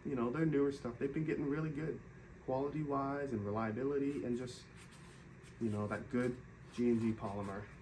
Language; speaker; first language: English; native; English